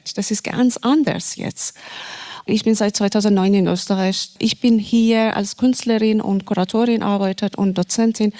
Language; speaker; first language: German; non-native, learner; Persian